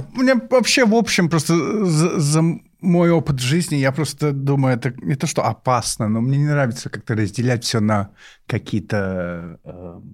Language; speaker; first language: Russian; non-native, fluent; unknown